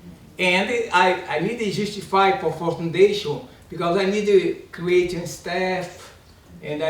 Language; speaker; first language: English; non-native, learner; Portuguese